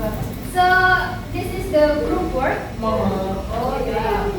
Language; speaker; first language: English; non-native, learner; Indonesian